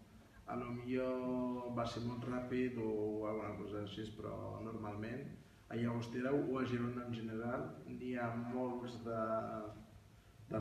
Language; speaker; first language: Catalan; non-native, fluent; Riffian